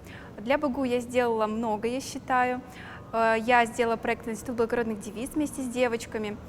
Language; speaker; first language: Russian; native; Russian